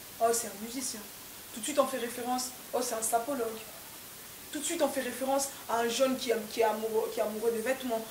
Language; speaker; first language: French; non-native, local second language; Lingala